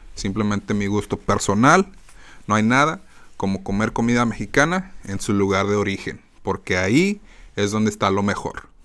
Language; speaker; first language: Spanish; native; Spanish